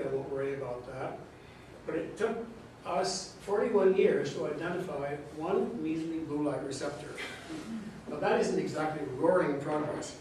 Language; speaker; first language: English; native; English